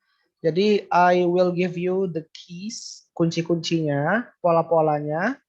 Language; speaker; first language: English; non-native, fluent; Indonesian